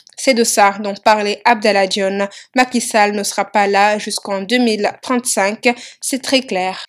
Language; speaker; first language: French; non-native, local second language; Wolof